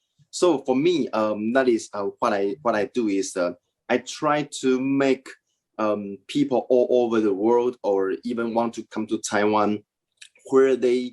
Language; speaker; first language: English; non-native, learner; Chinese